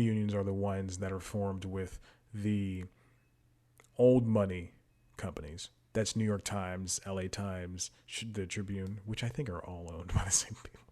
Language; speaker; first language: English; native; English